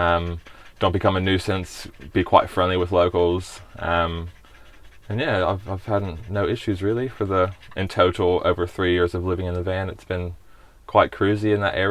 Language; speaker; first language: English; early bilingual, other home language; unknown